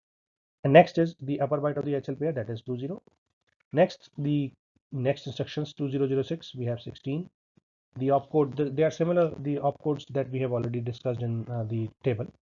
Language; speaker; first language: English; non-native, local second language; Hindi